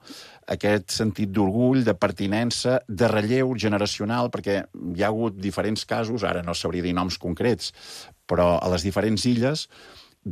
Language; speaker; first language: Catalan; native; Catalan